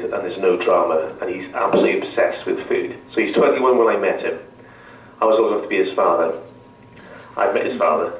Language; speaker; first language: English; native; English